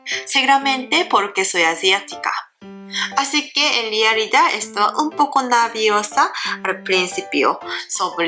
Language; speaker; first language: Spanish; non-native, learner; Japanese